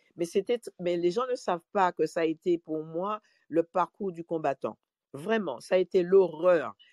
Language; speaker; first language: French; native; French